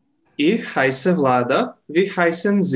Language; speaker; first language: German; non-native, fluent; Serbian